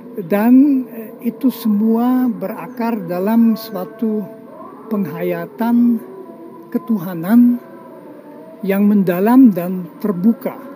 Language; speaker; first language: Indonesian; non-native, fluent; German